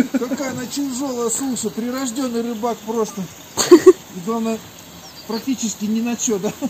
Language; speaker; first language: Russian; native; Russian